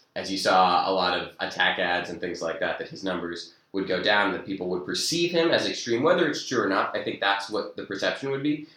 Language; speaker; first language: English; native; English